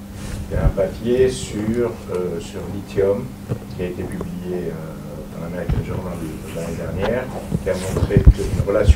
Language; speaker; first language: French; native; French